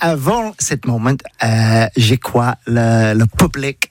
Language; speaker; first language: French; non-native, learner; English